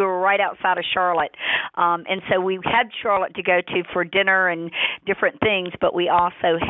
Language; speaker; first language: English; native; English